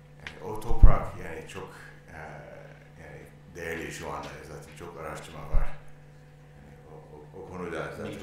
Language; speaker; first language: Turkish; non-native, learner; English